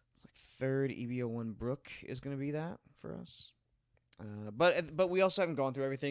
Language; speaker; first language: English; native; English